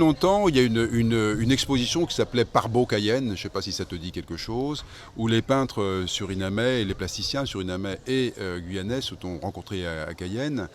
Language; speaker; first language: French; native; French